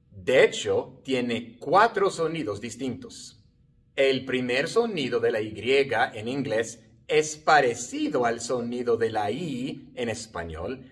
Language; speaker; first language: Spanish; non-native, fluent; English